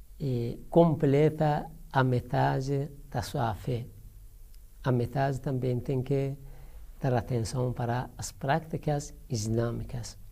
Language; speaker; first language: Portuguese; non-native, learner; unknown